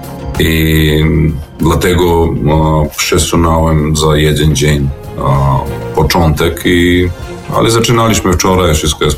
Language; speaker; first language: Polish; non-native, learner; Serbian